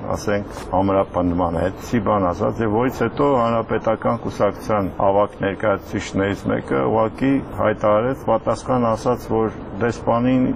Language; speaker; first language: Armenian; native; Armenian